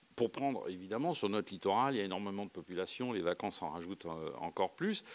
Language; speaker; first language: French; native; French